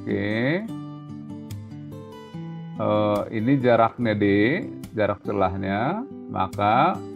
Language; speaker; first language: Indonesian; native; Indonesian